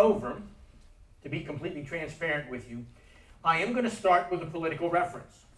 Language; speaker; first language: English; native; English